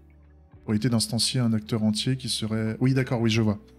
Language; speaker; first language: French; native; French